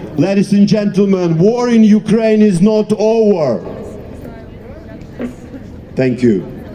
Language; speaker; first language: English; non-native, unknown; Ukrainian